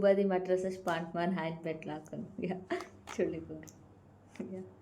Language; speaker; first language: German; non-native, learner; Kannada